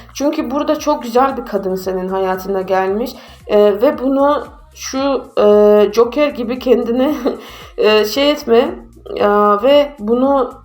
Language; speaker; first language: Turkish; non-native, fluent; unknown